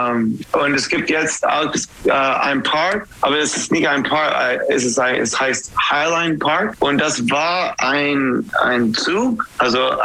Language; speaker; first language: German; non-native, learner; English